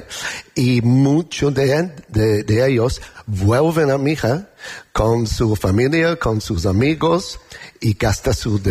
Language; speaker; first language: Spanish; non-native, learner; English